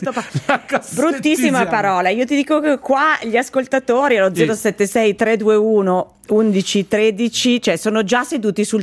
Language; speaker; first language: Italian; native; Italian